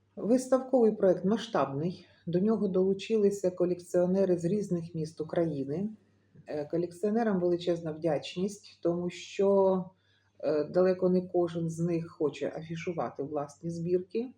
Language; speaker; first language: Ukrainian; native; Ukrainian